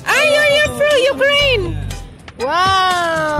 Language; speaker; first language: English; non-native, local second language; Cebuano